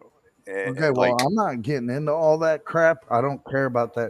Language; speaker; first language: English; native; English